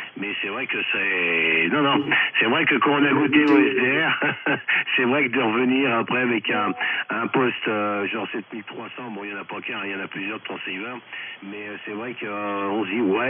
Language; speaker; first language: French; native; French